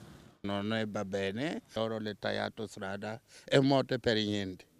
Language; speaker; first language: Italian; non-native, learner; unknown